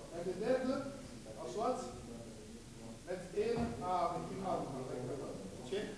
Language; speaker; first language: Dutch; non-native, learner; Lingala